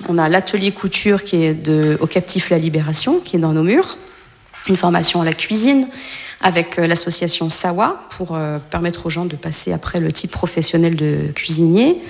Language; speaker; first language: French; native; French